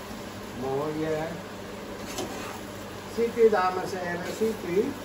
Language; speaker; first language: Dutch; non-native, local second language; Caribbean Hindustani